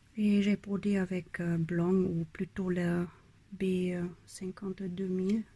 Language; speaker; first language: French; non-native, fluent; German